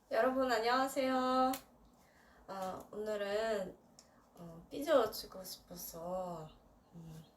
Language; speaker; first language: Korean; non-native, learner; Russian